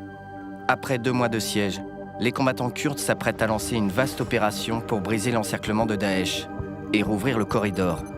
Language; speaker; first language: French; native; French